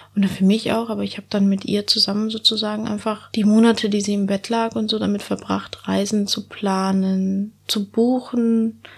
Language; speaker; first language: German; early bilingual, heritage; Spanish